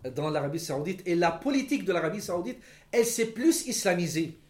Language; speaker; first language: French; non-native, local second language; Arabic